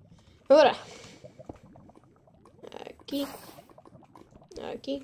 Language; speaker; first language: Spanish; non-native, learner; English